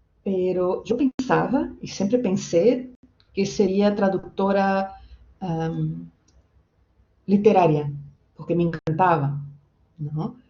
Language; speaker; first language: Spanish; non-native, fluent; Portuguese